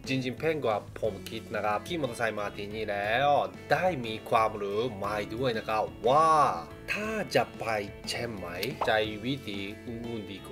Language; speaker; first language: Thai; non-native, learner; Japanese